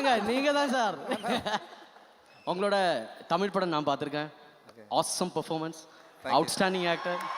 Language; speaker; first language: Tamil; non-native, learner; Malayalam